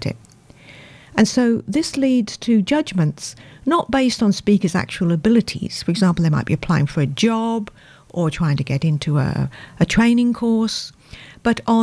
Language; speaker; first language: English; native; English